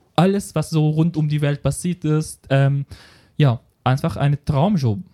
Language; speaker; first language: German; non-native, fluent; Arabic